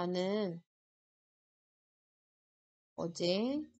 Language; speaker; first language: Korean; non-native, fluent; Indonesian